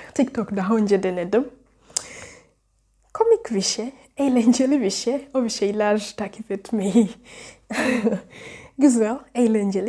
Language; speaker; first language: Turkish; non-native, learner; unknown